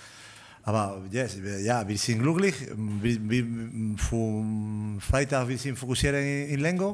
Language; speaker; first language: German; non-native, learner; Spanish